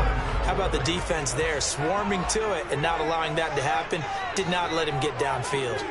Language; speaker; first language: English; native; English